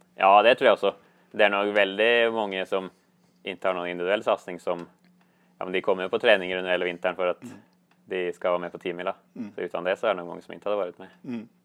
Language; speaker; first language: Swedish; non-native, fluent; Norwegian